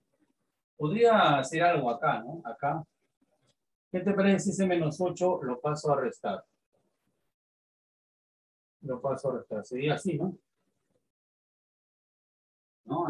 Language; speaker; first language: Spanish; native; Spanish